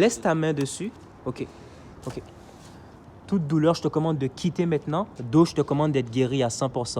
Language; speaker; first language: French; native; French